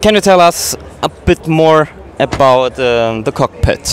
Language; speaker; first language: English; non-native, learner; German